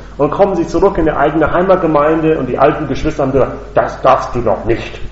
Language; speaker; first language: German; non-native, fluent; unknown